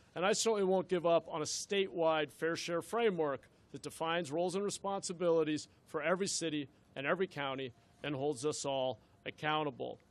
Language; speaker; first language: English; native; English